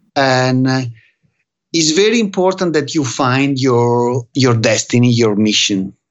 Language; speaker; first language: English; non-native, fluent; Italian